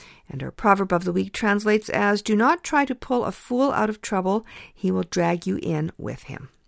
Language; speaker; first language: English; early bilingual, other home language; Ukrainian